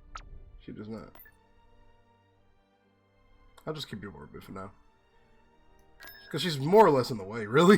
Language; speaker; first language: English; native; English